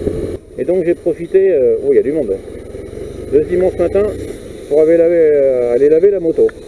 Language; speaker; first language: French; native; French